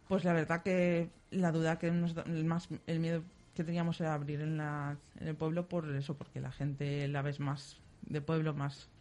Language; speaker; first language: Spanish; native; Spanish